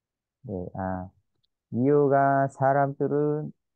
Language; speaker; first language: Korean; non-native, learner; Vietnamese